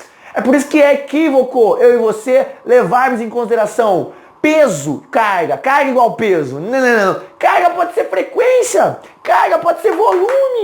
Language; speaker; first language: Portuguese; native; Portuguese